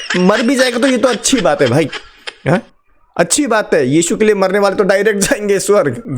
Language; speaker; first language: Hindi; non-native, local second language; Nepali